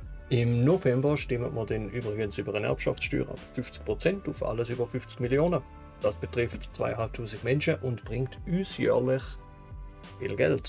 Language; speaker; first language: German; native; German